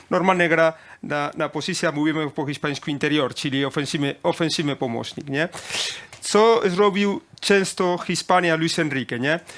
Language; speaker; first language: Polish; non-native, learner; Spanish